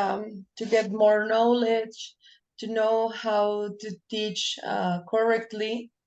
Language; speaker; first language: English; non-native, learner; Spanish